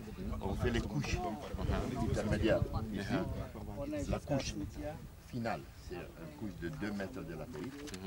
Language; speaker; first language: French; non-native, fluent; Italian